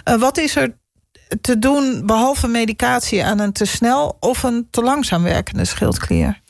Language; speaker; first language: Dutch; native; Dutch